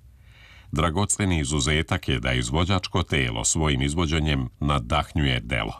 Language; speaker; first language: Serbian; native; Serbian